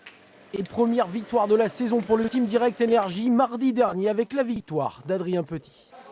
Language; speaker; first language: French; native; French